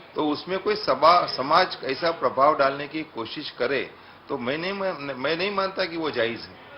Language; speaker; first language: Hindi; non-native, local second language; Gujarati